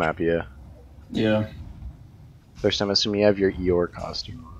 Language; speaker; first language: English; native; English